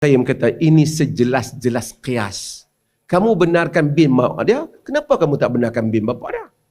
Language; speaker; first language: Malay; native; Malay